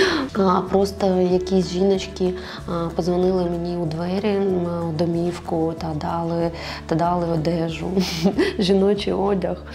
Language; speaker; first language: Ukrainian; non-native, local second language; Russian